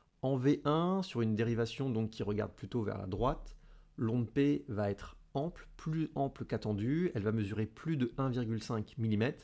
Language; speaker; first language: French; native; French